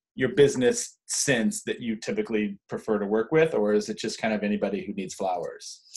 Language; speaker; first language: English; native; English